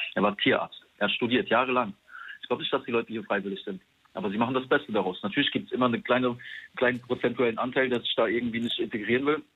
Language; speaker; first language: German; non-native, fluent; Polish